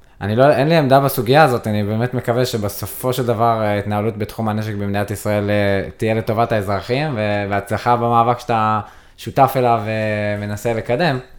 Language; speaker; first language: Hebrew; native; Hebrew